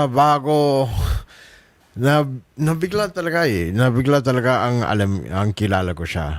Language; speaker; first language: Filipino; non-native, learner; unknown